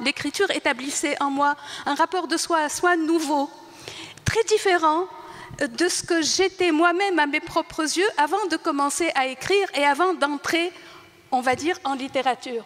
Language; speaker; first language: French; non-native, local second language; Arabic